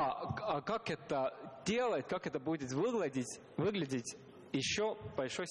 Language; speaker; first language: Russian; non-native, learner; Estonian